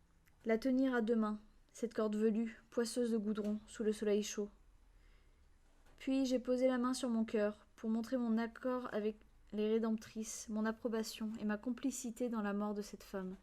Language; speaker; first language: French; native; French